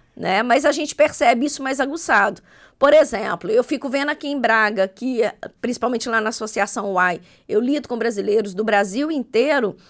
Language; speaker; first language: Portuguese; native; Portuguese